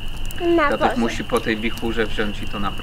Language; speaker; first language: Polish; native; Polish